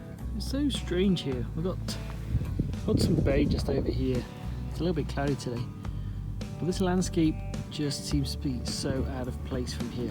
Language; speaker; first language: English; native; English